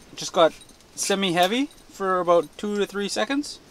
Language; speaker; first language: English; native; English